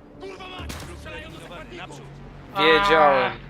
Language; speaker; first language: Polish; native; Polish